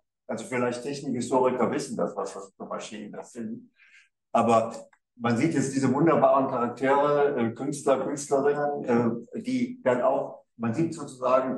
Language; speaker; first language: German; native; German